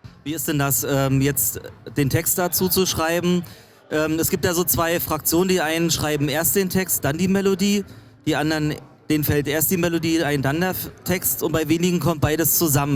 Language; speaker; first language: German; native; German